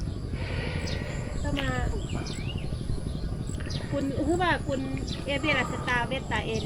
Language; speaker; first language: Finnish; non-native, learner; Thai